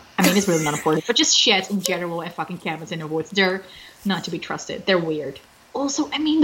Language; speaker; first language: English; non-native, fluent; Dutch